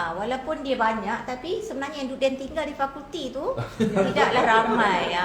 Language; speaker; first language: Malay; native; Malay